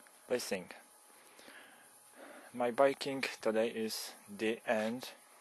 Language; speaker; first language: English; non-native, learner; Polish